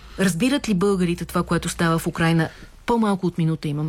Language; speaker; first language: Bulgarian; native; Bulgarian